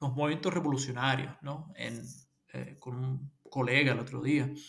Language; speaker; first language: Spanish; early bilingual, heritage; Spanish